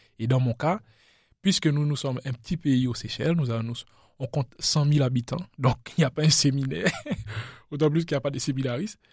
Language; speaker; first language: French; non-native, local second language; Seselwa Creole French